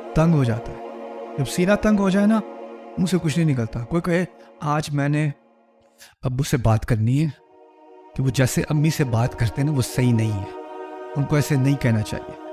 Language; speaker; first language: Urdu; early bilingual, heritage; Urdu